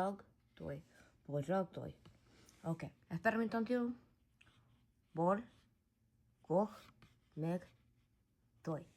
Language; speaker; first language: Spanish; non-native, learner; English